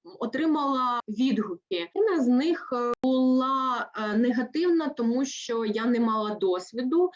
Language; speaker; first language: Ukrainian; native; Ukrainian